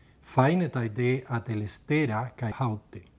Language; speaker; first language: Greek; non-native, fluent; Spanish